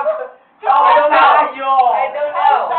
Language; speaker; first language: English; non-native, learner; Chinese